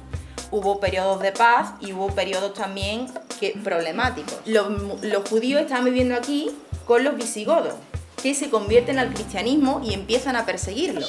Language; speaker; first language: Spanish; native; Spanish